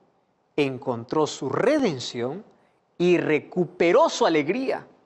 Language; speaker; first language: Spanish; native; Spanish